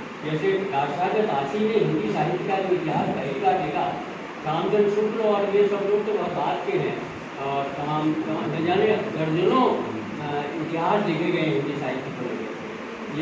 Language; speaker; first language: Hindi; native; Hindi